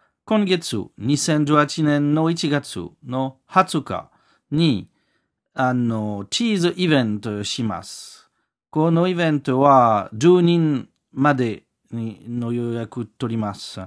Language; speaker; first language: Japanese; non-native, learner; French